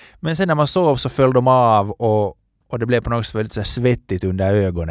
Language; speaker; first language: Swedish; native; Swedish